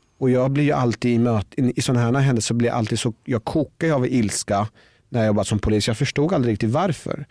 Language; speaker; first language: Swedish; early bilingual, other home language; Persian